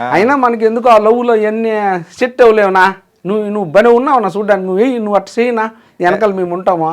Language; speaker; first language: Telugu; native; Telugu